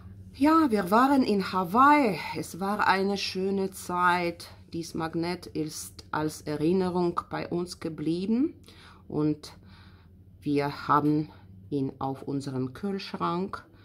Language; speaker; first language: German; non-native, fluent; Russian